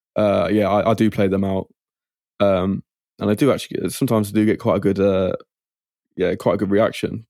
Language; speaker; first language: English; native; English